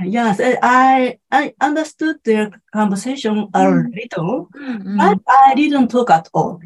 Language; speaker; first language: English; non-native, learner; Japanese